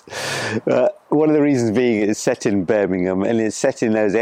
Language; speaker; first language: English; native; English